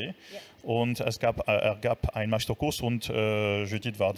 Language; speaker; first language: German; non-native, fluent; French